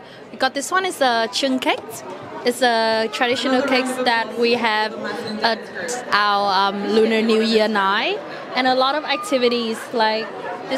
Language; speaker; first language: English; non-native, fluent; Vietnamese